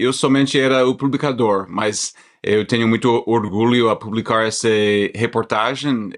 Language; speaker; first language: Portuguese; non-native, fluent; English